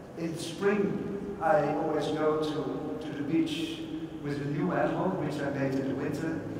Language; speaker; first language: English; non-native, fluent; Dutch